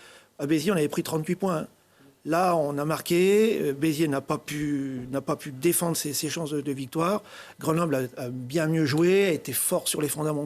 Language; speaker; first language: French; native; French